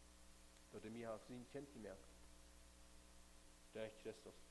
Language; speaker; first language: German; non-native, learner; Plautdietsch